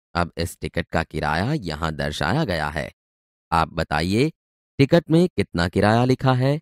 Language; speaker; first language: Hindi; non-native, local second language; Gujarati